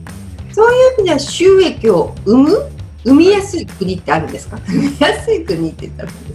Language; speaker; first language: Japanese; native; Japanese